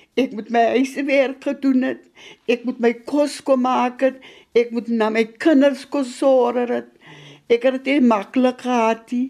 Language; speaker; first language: Afrikaans; native; Afrikaans